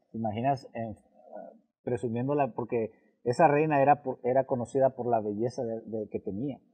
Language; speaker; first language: Spanish; early bilingual, heritage; Spanish